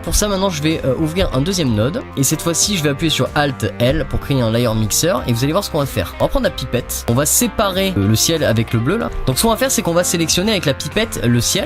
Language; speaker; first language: French; native; French